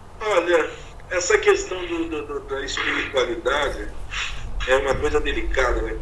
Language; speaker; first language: Portuguese; native; Portuguese